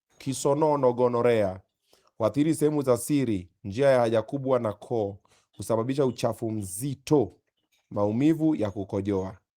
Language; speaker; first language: Swahili; native; Swahili